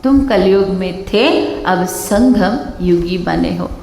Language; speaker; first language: Hindi; non-native, local second language; Kannada